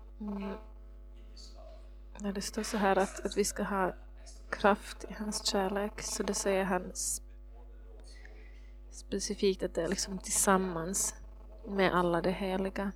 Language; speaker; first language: Swedish; non-native, fluent; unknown